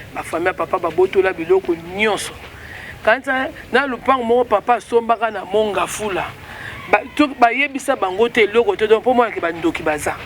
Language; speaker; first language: Lingala; native; Lingala